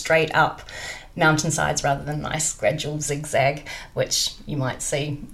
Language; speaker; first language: English; native; English